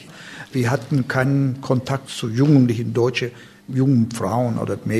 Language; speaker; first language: German; non-native, fluent; Turkish